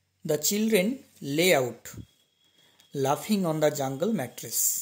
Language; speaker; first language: English; non-native, local second language; Bangla